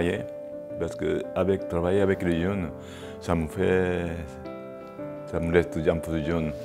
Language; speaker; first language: French; non-native, fluent; Japanese